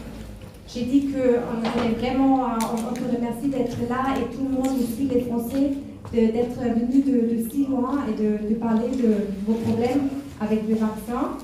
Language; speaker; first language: French; non-native, fluent; German